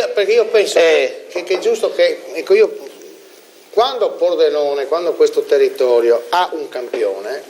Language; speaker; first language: Italian; native; Italian